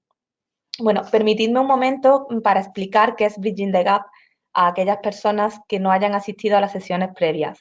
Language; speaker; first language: Spanish; native; Spanish